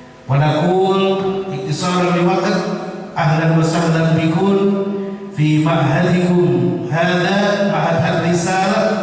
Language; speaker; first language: Arabic; non-native, fluent; Indonesian